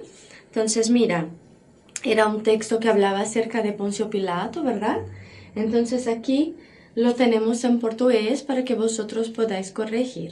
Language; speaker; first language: Spanish; non-native, fluent; Portuguese